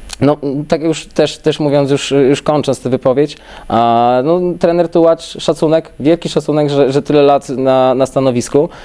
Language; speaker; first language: Polish; native; Polish